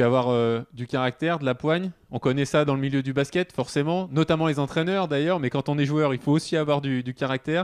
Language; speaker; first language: French; native; French